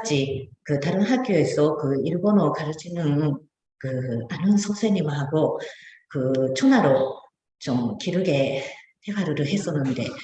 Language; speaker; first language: Korean; non-native, fluent; Japanese